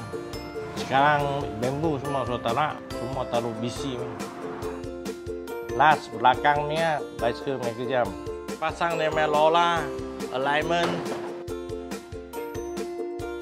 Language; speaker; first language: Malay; non-native, local second language; Min Nan Chinese